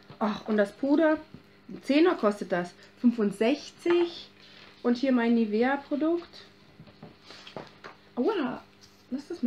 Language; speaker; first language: German; native; German